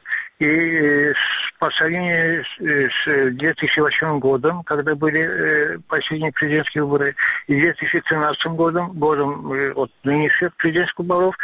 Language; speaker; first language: Russian; non-native, local second language; Azerbaijani